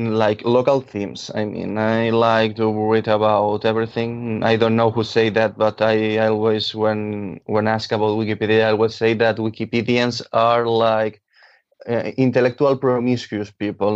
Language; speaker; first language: English; non-native, fluent; Catalan